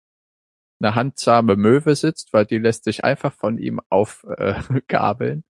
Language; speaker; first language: German; native; German